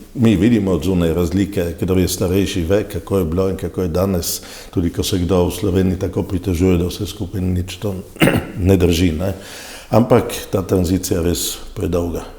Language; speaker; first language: Slovenian; native; Slovenian